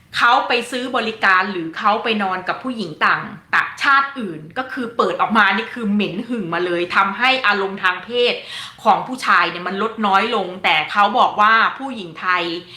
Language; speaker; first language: Thai; native; Thai